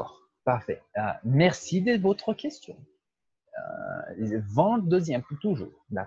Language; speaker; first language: French; non-native, fluent; Portuguese